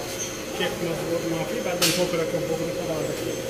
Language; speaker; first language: Arabic; non-native, learner; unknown